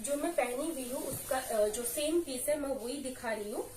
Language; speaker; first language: Hindi; non-native, local second language; Bangla